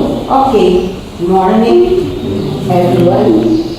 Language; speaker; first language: English; non-native, fluent; Portuguese